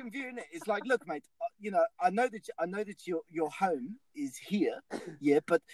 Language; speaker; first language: English; native; English